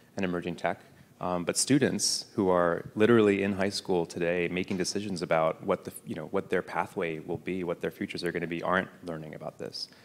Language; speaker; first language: English; native; English